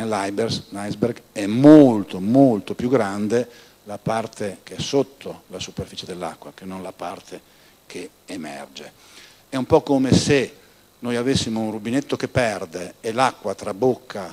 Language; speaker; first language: Italian; native; Italian